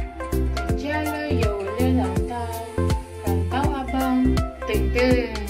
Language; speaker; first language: Chinese; non-native, learner; Malay